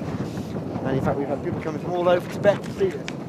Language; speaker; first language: English; native; English